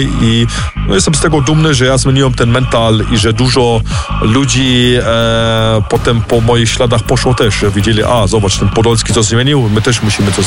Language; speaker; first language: Polish; early bilingual, heritage; Polish